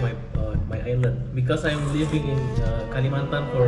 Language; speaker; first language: English; non-native, fluent; Indonesian